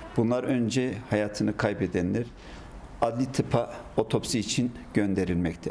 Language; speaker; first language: Turkish; native; Turkish